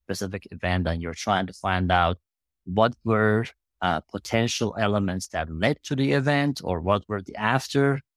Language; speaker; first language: English; non-native, fluent; Persian